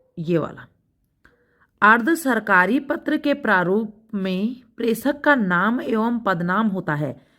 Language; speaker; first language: Hindi; native; Hindi